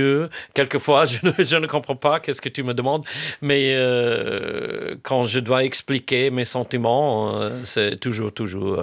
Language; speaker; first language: French; non-native, fluent; English